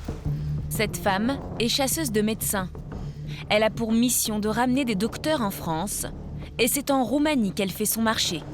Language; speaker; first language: French; native; French